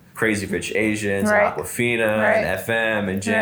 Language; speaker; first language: English; native; English